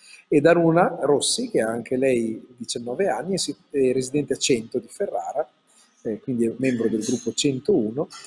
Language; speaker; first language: Italian; native; Italian